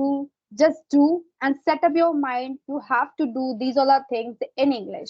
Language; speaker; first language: English; non-native, fluent; Hindi